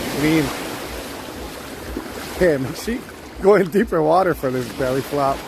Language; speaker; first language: English; native; English